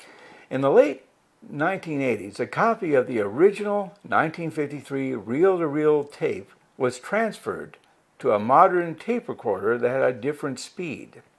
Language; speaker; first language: English; native; English